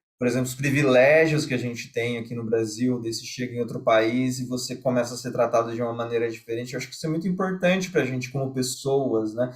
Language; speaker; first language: Portuguese; native; Portuguese